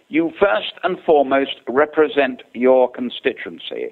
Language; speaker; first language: English; native; English